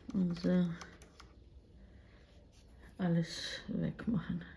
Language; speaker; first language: German; non-native, fluent; Croatian